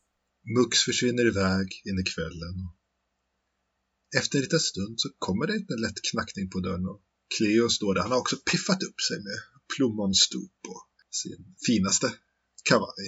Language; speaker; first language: Swedish; native; Swedish